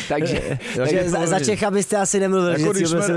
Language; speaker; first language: Czech; native; Czech